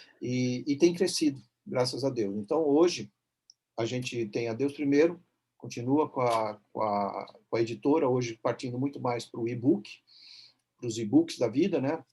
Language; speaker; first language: Portuguese; native; Portuguese